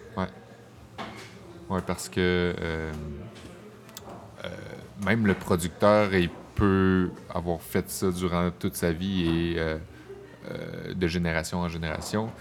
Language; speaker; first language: French; native; French